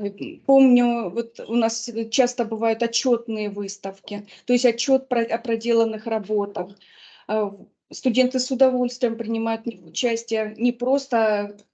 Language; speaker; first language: Russian; native; Russian